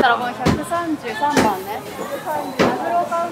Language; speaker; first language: Japanese; native; Japanese